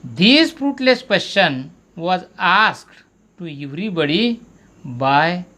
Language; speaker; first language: English; non-native, local second language; Marathi